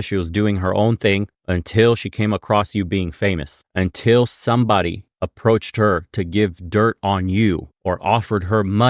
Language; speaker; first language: English; native; English